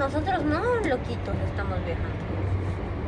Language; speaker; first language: Spanish; native; Spanish